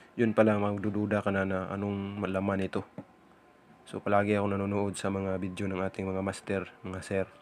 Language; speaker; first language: Filipino; non-native, local second language; Cebuano